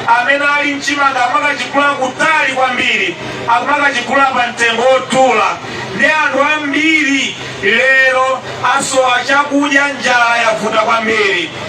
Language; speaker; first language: Nyanja; native; Nyanja